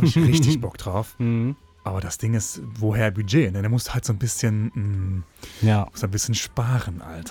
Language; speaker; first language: German; native; German